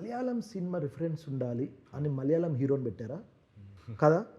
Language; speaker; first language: Telugu; native; Telugu